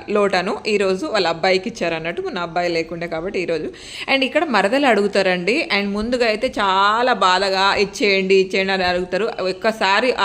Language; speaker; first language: Telugu; non-native, local second language; Lambadi